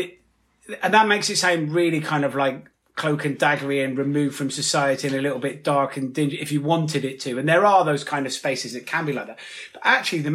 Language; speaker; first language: English; native; English